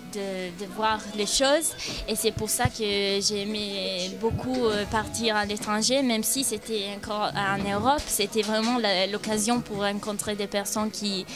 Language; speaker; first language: French; non-native, fluent; Italian